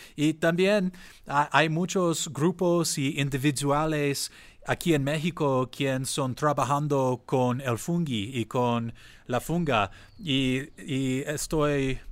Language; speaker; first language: Spanish; non-native, learner; English